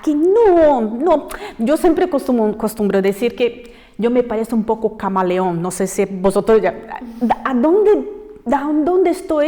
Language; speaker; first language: Spanish; non-native, fluent; Portuguese